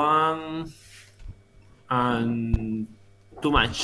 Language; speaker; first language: English; non-native, learner; Spanish